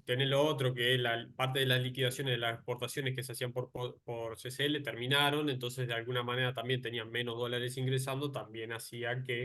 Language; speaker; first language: Spanish; native; Spanish